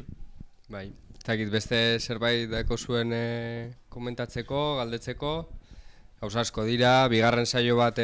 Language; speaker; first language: Basque; native; Basque